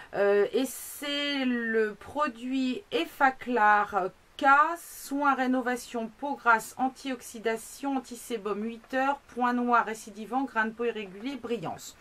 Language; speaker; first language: French; native; French